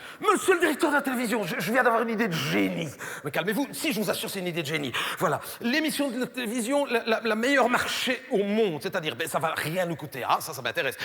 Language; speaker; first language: French; native; French